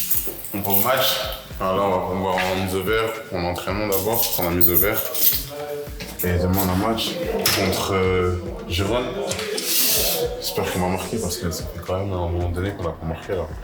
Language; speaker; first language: French; native; French